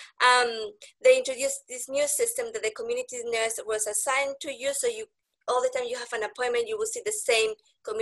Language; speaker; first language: English; non-native, fluent; Spanish